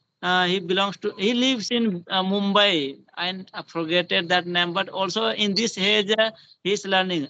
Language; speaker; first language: English; non-native, learner; Hindi